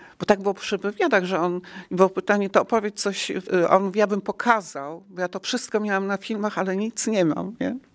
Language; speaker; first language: Polish; native; Polish